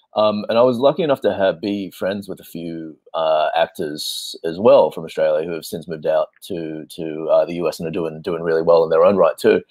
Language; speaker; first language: English; native; English